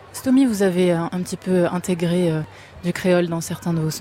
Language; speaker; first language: French; native; French